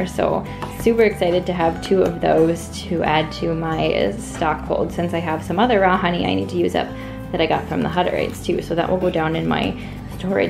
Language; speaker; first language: English; native; English